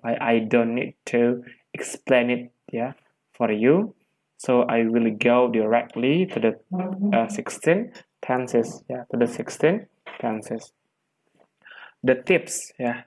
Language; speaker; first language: English; non-native, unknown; Indonesian